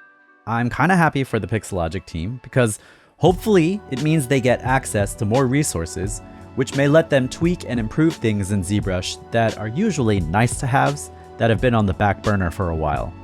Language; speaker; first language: English; native; English